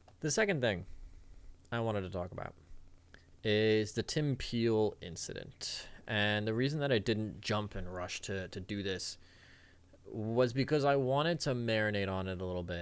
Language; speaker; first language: English; native; English